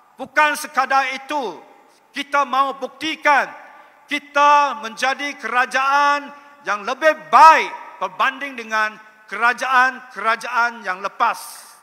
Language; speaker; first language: Malay; non-native, local second language; Chinese